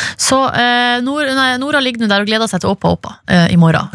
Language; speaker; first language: Norwegian; native; Norwegian